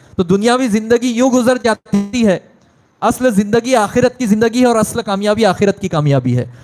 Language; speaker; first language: Urdu; native; Urdu